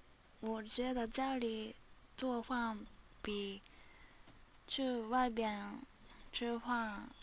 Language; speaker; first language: Chinese; non-native, learner; Japanese